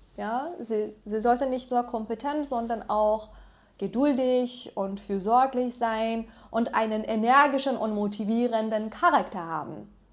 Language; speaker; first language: German; non-native, fluent; Persian